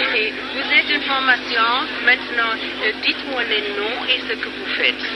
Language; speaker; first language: French; non-native, fluent; German